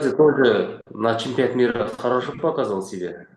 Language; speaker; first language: Russian; non-native, local second language; Kazakh